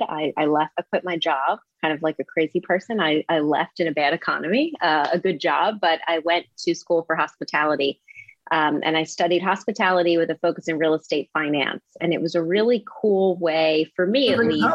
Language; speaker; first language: English; native; English